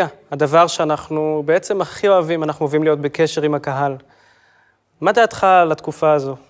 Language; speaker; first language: Hebrew; native; Hebrew